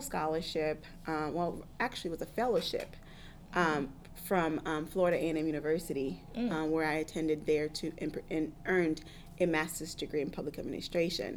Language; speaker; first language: English; early bilingual, other home language; Haitian Creole